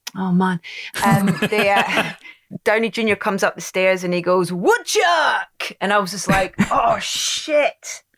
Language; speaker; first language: English; native; English